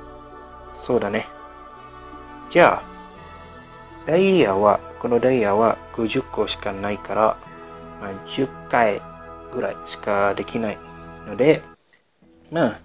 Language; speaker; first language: Japanese; non-native, learner; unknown